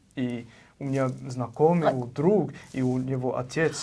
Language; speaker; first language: Russian; non-native, fluent; English